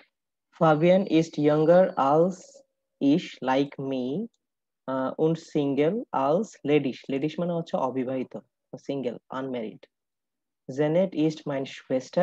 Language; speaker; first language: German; non-native, learner; Bangla